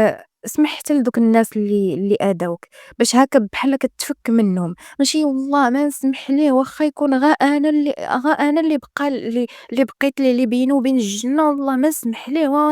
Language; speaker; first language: Arabic; native; Arabic